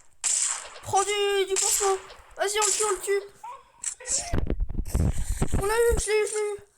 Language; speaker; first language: French; native; French